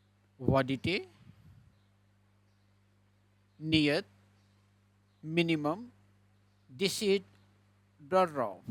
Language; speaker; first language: Russian; non-native, learner; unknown